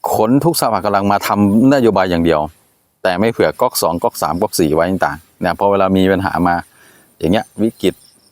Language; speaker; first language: Thai; native; Thai